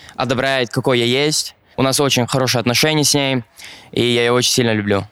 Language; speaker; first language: Russian; early bilingual, other home language; Arabic